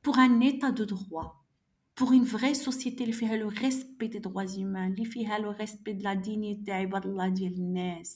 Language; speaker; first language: French; non-native, local second language; Arabic